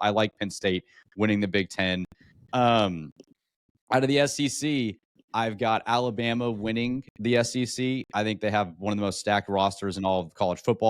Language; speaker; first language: English; native; English